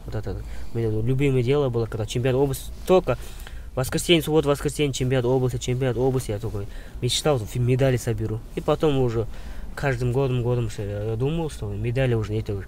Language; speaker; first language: Russian; non-native, local second language; Kazakh